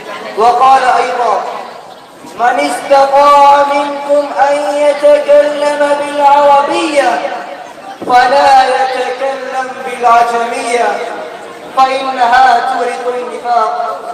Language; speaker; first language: Arabic; non-native, learner; Urdu